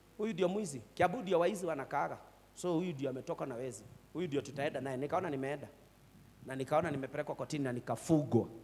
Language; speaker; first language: Swahili; non-native, local second language; Kikuyu